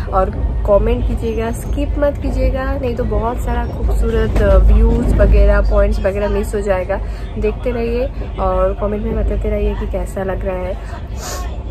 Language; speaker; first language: Hindi; non-native, local second language; Bangla